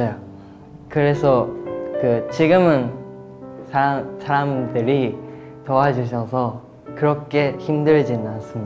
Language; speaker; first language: Korean; non-native, fluent; Japanese